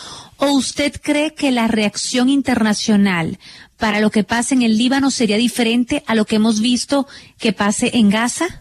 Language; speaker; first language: Spanish; native; Spanish